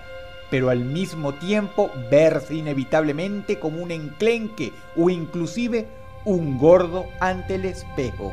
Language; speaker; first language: Spanish; native; Spanish